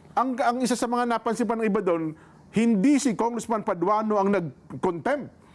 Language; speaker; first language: Filipino; native; Filipino